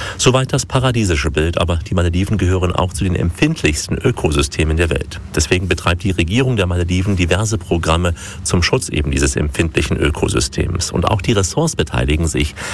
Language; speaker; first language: German; native; German